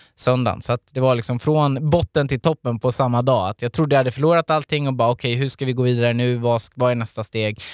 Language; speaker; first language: Swedish; native; Swedish